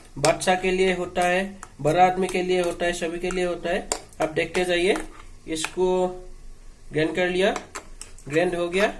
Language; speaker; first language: Hindi; non-native, local second language; Assamese